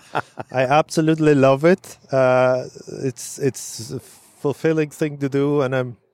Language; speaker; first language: English; non-native, fluent; German